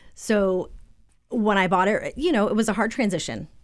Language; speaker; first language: English; native; English